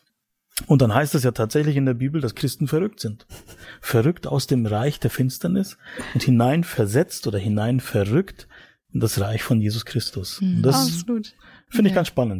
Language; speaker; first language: German; native; German